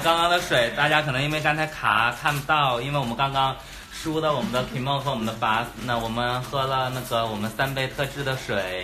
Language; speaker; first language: Chinese; native; Chinese